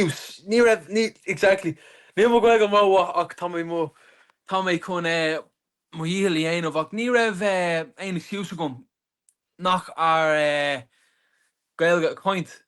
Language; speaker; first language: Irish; non-native, local second language; English